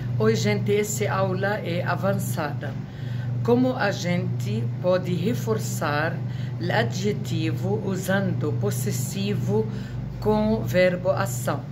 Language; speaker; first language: Portuguese; non-native, fluent; Arabic